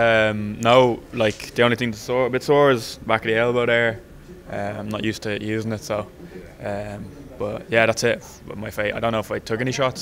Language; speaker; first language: English; native; English